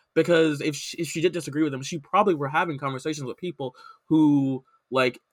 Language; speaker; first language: English; native; English